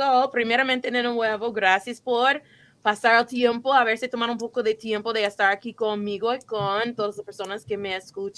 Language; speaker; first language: Spanish; non-native, fluent; English